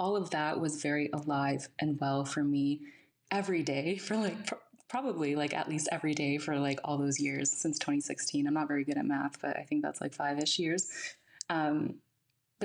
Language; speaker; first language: English; native; English